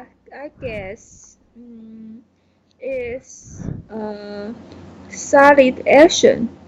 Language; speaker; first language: English; non-native, learner; Chinese